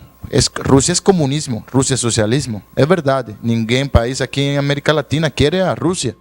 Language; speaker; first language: Portuguese; non-native, learner; Spanish